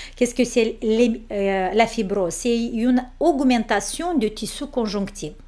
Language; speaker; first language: French; non-native, fluent; Romanian